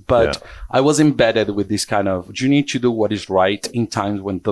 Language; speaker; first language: English; early bilingual, other home language; Portuguese